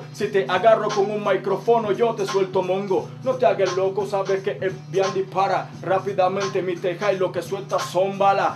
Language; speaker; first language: Spanish; native; Spanish